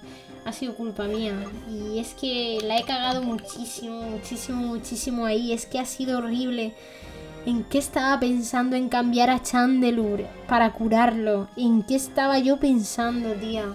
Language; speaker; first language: Spanish; native; Spanish